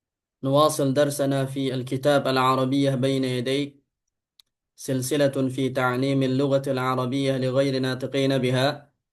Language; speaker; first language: Arabic; non-native, fluent; Indonesian